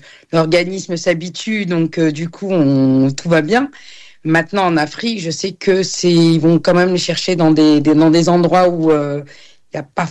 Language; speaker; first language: French; non-native, local second language; Arabic